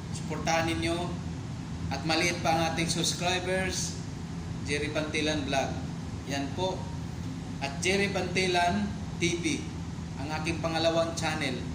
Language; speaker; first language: Filipino; non-native, local second language; Cebuano